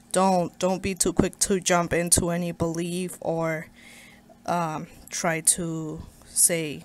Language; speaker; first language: English; native; English